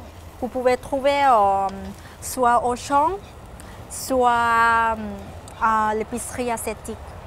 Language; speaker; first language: French; non-native, fluent; Thai